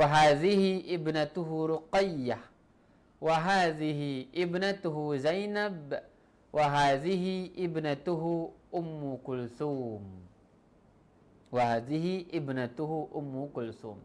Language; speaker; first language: Arabic; non-native, fluent; Indonesian